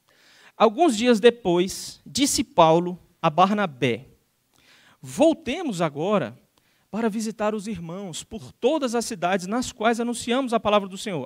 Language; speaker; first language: Portuguese; native; Portuguese